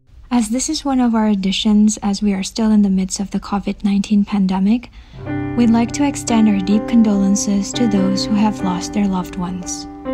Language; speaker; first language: English; non-native, fluent; Indonesian